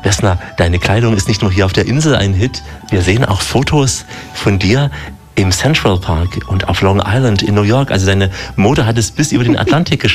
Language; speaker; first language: German; native; German